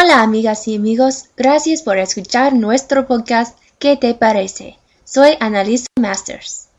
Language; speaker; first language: Spanish; non-native, learner; English